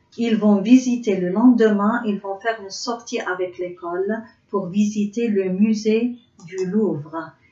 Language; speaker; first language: French; non-native, local second language; Arabic